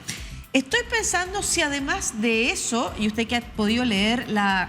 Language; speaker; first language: Spanish; native; Spanish